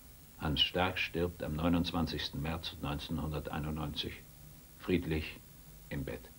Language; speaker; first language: German; native; German